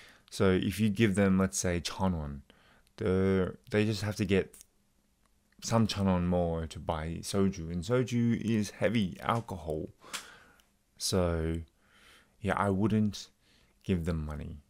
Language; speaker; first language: English; native; English